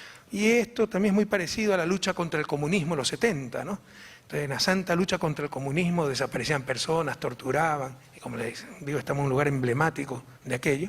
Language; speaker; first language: Spanish; native; Spanish